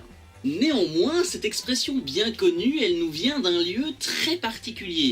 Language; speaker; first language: French; native; French